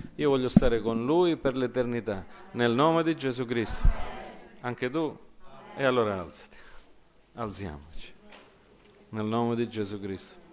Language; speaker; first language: Italian; early bilingual, heritage; English